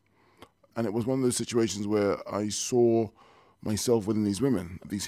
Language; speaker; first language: English; native; English